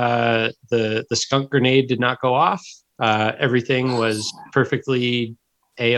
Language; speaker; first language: English; native; English